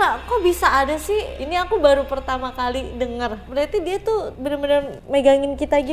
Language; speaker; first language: Indonesian; native; Indonesian